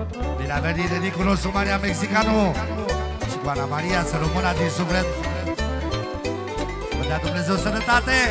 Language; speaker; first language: Romanian; native; Romanian